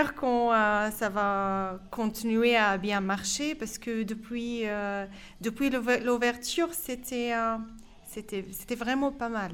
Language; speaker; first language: French; non-native, fluent; Arabic